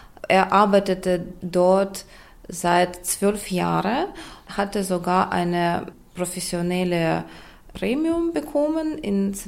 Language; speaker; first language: German; non-native, fluent; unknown